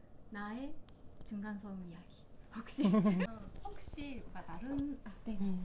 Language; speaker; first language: Korean; non-native, fluent; Japanese